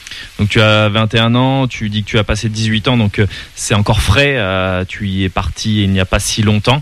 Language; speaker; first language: French; native; French